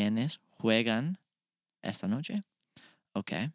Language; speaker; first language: Spanish; non-native, learner; English